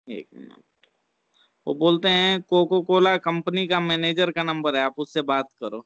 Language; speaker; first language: Hindi; native; Hindi